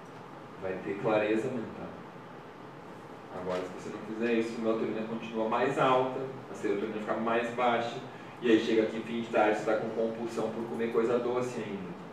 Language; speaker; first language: Portuguese; native; Portuguese